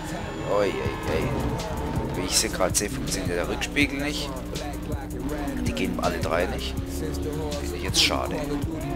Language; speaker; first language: German; native; German